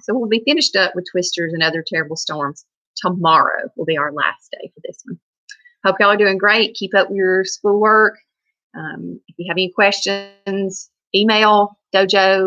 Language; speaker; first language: English; native; English